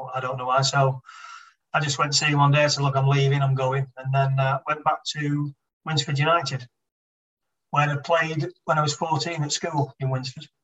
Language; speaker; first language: English; native; English